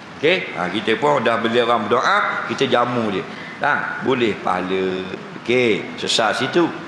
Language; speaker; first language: Malay; native; Malay